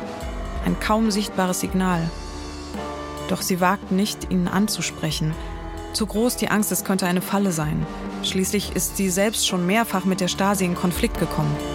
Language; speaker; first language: German; native; German